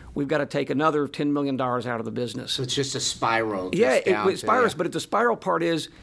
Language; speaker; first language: English; native; English